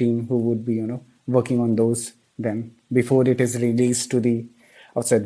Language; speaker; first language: English; non-native, local second language; Hindi